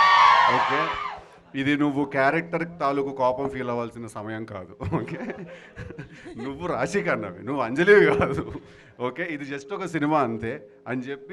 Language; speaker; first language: Telugu; native; Telugu